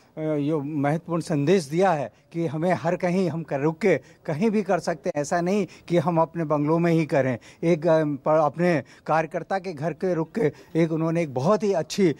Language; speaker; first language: Hindi; native; Hindi